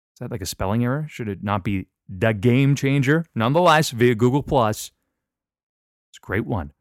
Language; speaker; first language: English; native; English